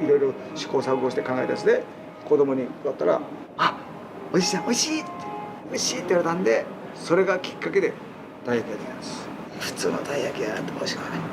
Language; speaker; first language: Japanese; native; Japanese